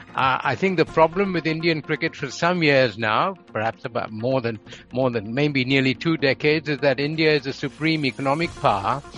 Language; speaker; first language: English; non-native, local second language; Bangla